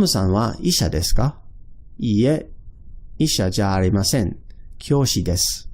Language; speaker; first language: Japanese; non-native, fluent; English